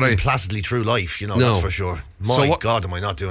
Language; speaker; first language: English; native; English